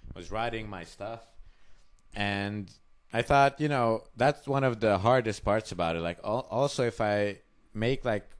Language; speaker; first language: English; non-native, fluent; Hungarian